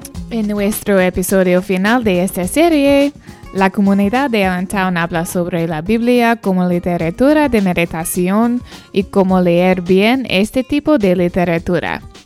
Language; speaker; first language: Spanish; non-native, learner; English